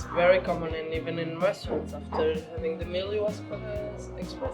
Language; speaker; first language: English; non-native, fluent; Portuguese